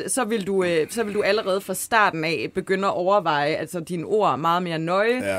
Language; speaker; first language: Danish; native; Danish